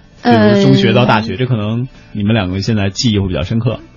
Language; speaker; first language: Chinese; native; Chinese